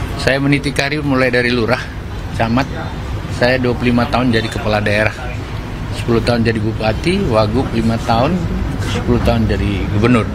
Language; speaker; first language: Indonesian; native; Indonesian